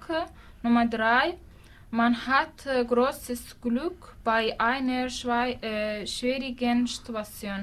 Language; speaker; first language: German; non-native, learner; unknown